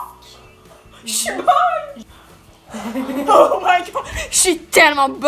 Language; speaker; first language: French; native; French